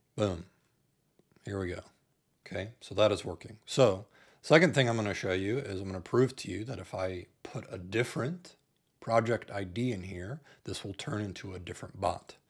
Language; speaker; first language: English; native; English